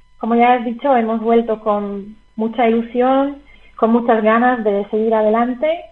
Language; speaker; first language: Spanish; non-native, fluent; Slovak